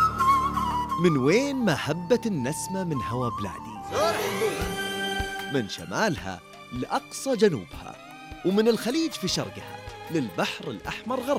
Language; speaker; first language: Arabic; native; Arabic